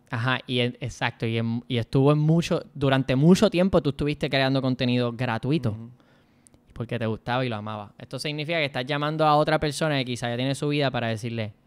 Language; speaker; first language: Spanish; native; Spanish